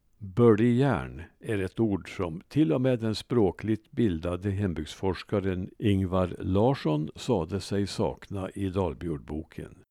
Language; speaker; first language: Swedish; native; Swedish